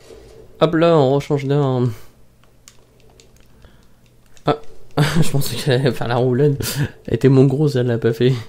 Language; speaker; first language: French; native; French